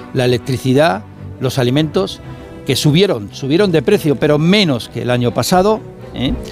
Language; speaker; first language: Spanish; non-native, fluent; Arabic